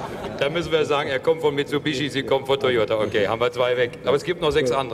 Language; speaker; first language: German; native; German